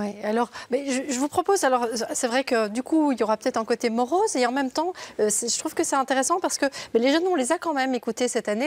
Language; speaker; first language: French; native; French